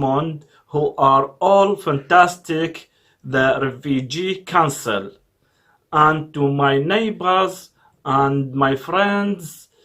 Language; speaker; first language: English; non-native, learner; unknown